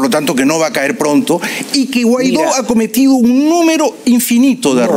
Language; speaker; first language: Spanish; native; Spanish